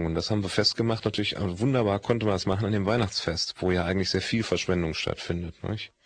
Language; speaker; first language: German; native; German